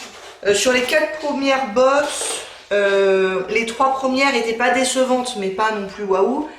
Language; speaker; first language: French; native; French